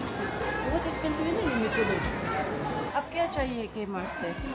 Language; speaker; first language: Hindi; non-native, learner; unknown